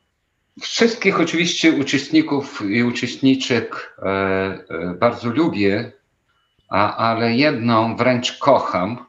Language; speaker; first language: Polish; non-native, fluent; Ukrainian